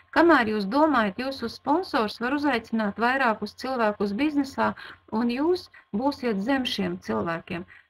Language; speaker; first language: Latvian; non-native, local second language; Russian